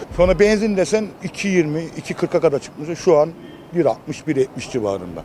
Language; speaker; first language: Turkish; early bilingual, heritage; Turkish